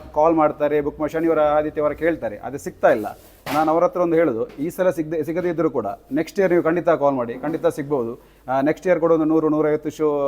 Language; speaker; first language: Kannada; native; Kannada